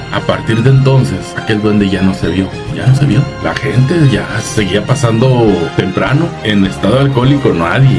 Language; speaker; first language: Spanish; native; Spanish